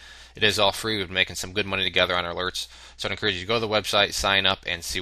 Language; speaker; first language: English; native; English